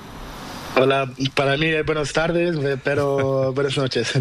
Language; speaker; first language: Spanish; non-native, learner; Portuguese